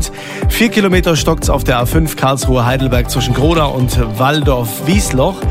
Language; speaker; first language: German; native; German